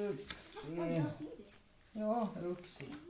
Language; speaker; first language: Finnish; non-native, learner; Norwegian